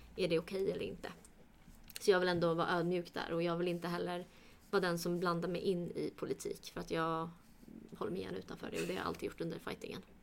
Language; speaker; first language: Swedish; early bilingual, other home language; Kurdish